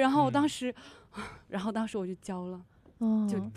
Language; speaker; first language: Chinese; native; Chinese